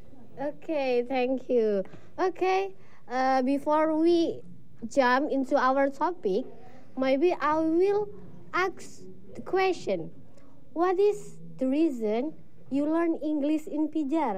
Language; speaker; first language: English; non-native, learner; Indonesian